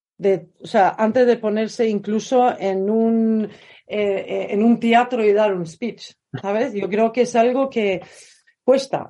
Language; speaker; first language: Spanish; non-native, fluent; Swedish